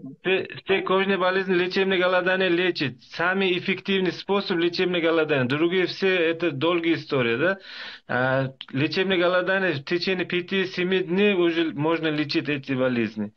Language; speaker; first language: Russian; non-native, local second language; Uzbek